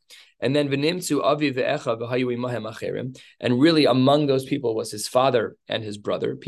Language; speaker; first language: English; native; English